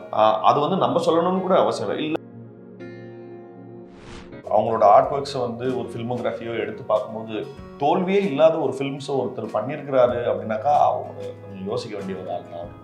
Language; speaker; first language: Tamil; native; Tamil